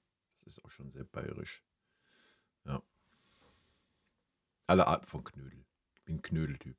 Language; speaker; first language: German; native; German